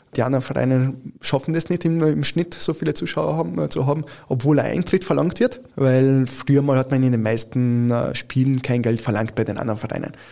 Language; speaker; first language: German; early bilingual, other home language; Italian